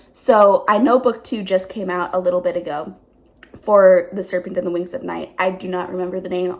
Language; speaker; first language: English; native; English